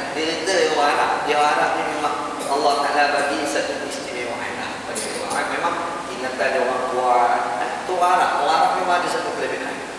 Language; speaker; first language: Malay; native; Malay